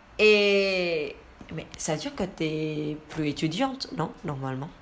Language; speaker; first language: French; non-native, learner; Indonesian